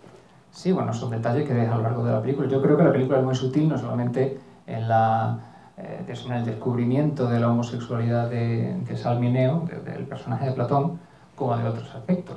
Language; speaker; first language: Spanish; native; Spanish